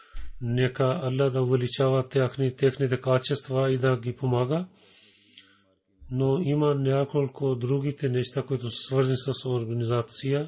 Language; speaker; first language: Bulgarian; non-native, learner; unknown